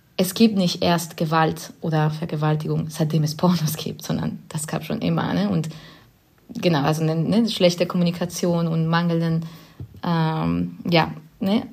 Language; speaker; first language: German; non-native, fluent; Spanish